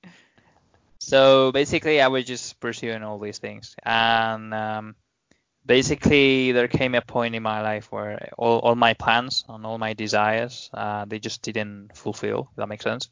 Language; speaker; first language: English; non-native, fluent; Spanish